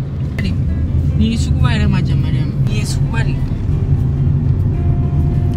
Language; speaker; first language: French; native; French